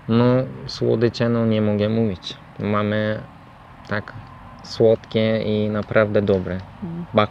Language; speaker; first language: Polish; non-native, fluent; Turkish